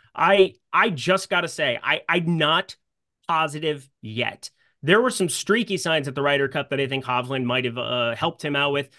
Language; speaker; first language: English; native; English